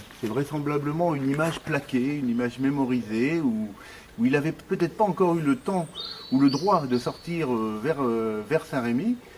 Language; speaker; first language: French; native; French